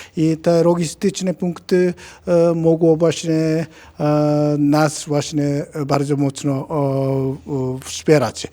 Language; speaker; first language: Polish; non-native, learner; Korean